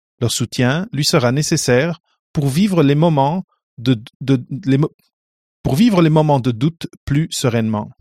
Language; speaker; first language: French; native; French